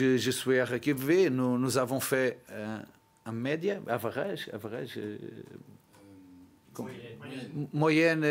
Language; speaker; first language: French; non-native, learner; Portuguese